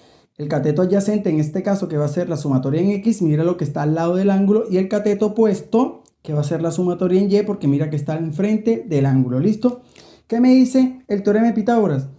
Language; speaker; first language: Spanish; native; Spanish